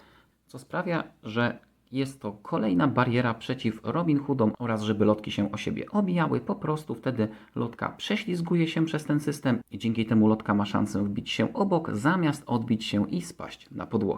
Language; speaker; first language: Polish; native; Polish